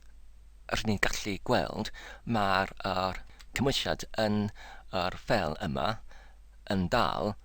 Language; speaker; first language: Welsh; non-native, learner; English